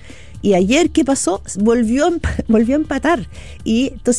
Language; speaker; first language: Spanish; native; Spanish